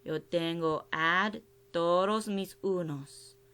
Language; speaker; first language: Spanish; non-native, learner; English